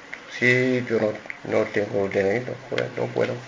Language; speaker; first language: Spanish; non-native, learner; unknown